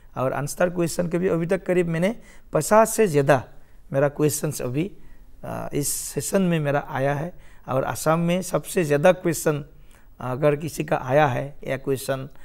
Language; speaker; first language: Hindi; non-native, local second language; Assamese